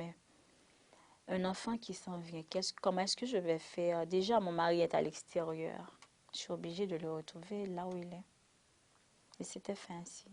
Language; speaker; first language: French; non-native, local second language; Haitian Creole